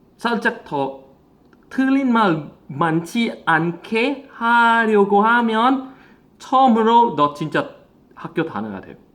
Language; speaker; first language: Korean; non-native, fluent; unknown